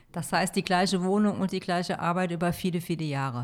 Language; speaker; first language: German; native; German